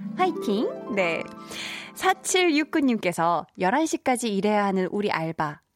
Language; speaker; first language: Korean; native; Korean